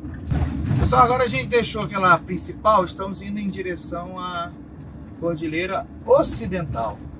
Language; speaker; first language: Portuguese; native; Portuguese